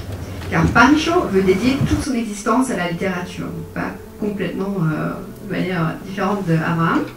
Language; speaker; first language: French; native; French